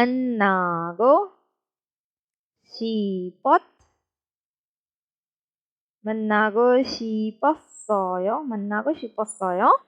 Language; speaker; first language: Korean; non-native, fluent; Urdu